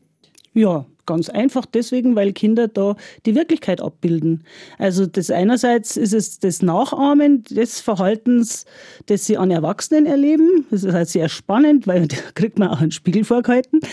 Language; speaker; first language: German; native; German